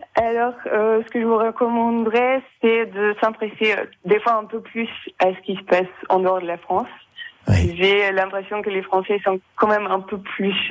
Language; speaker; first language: French; non-native, fluent; German